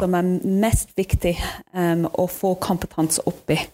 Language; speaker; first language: Norwegian; non-native, fluent; English